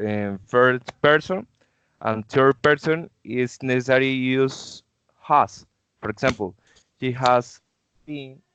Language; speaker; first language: English; non-native, learner; Spanish